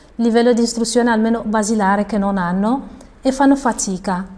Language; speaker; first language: Italian; non-native, fluent; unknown